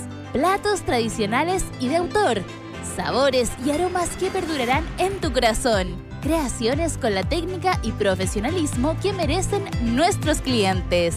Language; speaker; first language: Spanish; native; Spanish